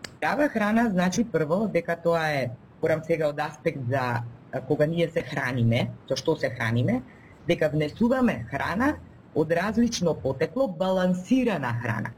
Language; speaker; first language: Macedonian; native; Macedonian